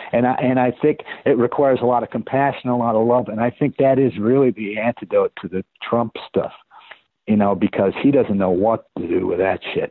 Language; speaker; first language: English; native; English